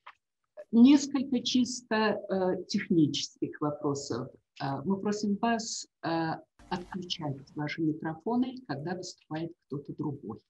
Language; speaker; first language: Russian; native; Russian